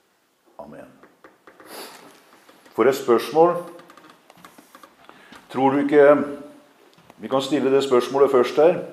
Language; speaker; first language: Norwegian; native; Norwegian